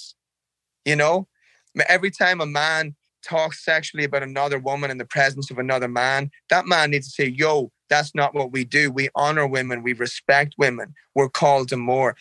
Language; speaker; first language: English; native; English